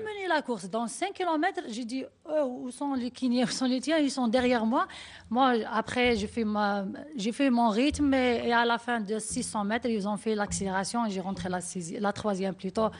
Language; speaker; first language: French; non-native, learner; Arabic